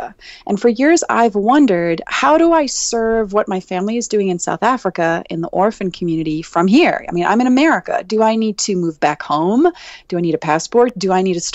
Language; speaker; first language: English; native; English